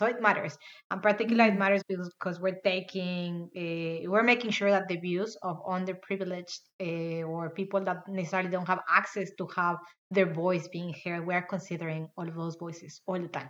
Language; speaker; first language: English; non-native, fluent; Spanish